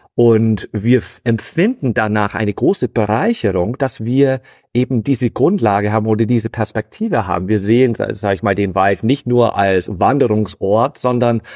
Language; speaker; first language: German; non-native, fluent; English